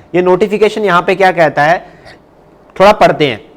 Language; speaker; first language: Hindi; non-native, local second language; Punjabi